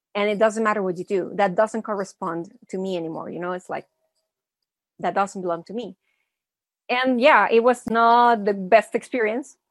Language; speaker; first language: English; early bilingual, other home language; Spanish